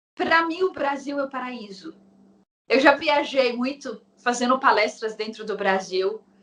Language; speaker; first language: Portuguese; non-native, fluent; Arabic